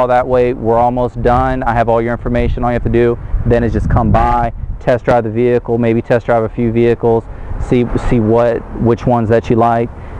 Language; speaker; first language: English; native; English